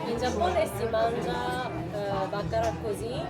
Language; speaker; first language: Italian; non-native, fluent; Japanese